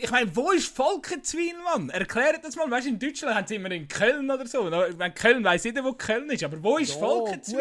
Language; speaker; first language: German; native; German